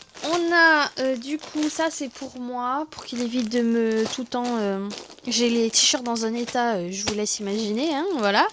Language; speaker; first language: French; native; French